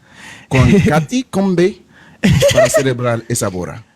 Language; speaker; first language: Spanish; non-native, learner; Haitian Creole